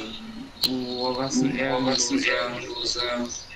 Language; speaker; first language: German; native; German